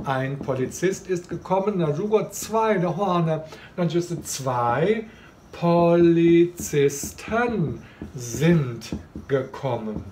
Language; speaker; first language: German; non-native, fluent; Chinese